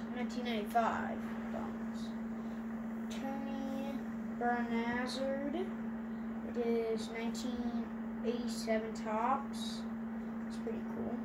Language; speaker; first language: English; native; English